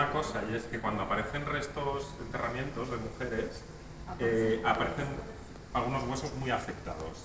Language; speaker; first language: Spanish; native; Spanish